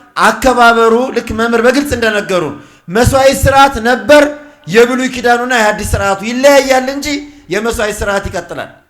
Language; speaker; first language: Amharic; native; Amharic